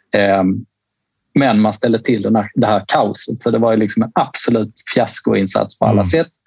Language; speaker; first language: Swedish; native; Swedish